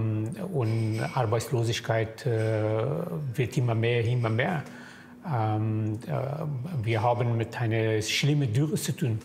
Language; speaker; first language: German; non-native, fluent; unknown